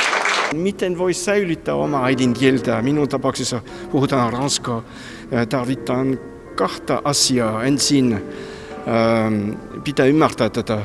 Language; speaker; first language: Finnish; non-native, fluent; French